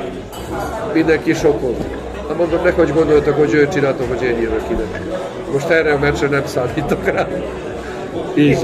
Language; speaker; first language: Hungarian; non-native, local second language; Serbian